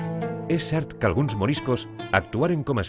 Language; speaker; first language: Catalan; native; Catalan